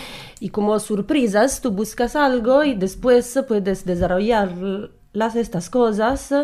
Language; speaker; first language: Spanish; non-native, learner; Italian